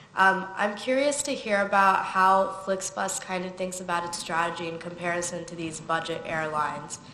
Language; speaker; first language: English; native; English